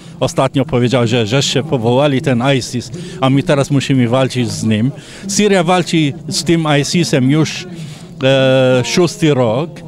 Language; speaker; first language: Polish; non-native, fluent; Arabic